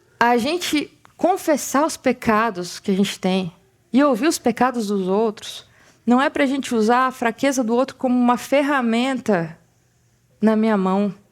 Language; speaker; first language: Portuguese; native; Portuguese